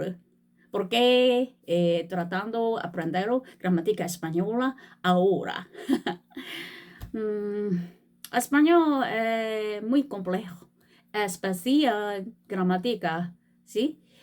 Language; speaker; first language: Spanish; non-native, learner; Korean